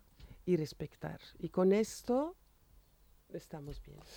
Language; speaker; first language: Spanish; non-native, fluent; French